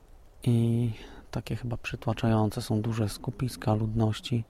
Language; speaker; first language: Polish; native; Polish